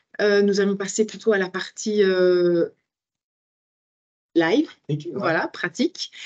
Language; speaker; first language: French; native; French